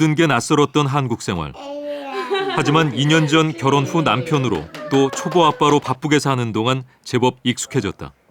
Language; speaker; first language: Korean; native; Korean